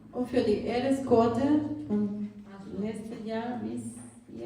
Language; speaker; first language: German; non-native, fluent; Portuguese